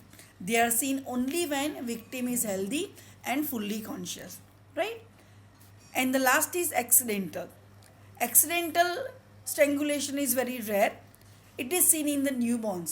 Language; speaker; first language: English; non-native, local second language; Gujarati